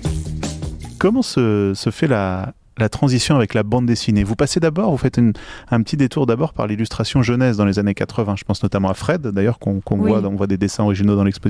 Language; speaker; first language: French; native; French